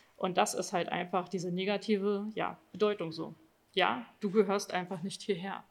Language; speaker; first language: German; native; German